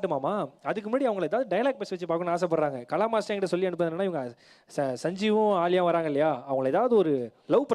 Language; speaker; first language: Tamil; native; Tamil